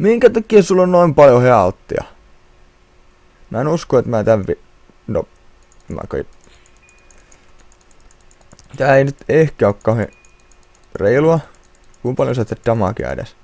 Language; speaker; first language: Finnish; native; Finnish